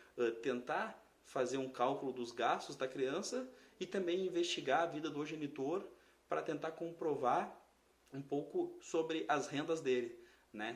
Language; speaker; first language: Portuguese; native; Portuguese